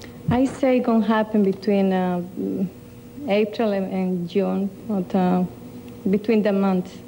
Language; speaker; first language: English; non-native, learner; Spanish